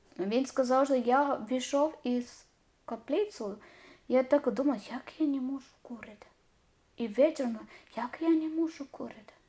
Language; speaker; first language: Ukrainian; non-native, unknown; Malayalam